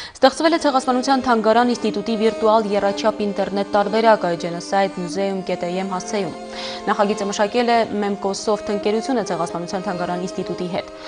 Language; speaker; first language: Armenian; native; Armenian